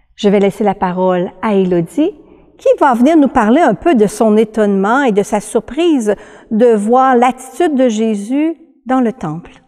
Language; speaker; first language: French; native; French